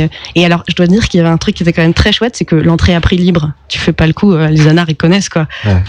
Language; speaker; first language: French; native; French